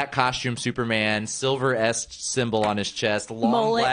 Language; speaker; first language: English; native; English